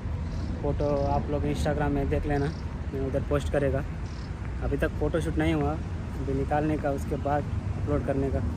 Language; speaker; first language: Hindi; non-native, local second language; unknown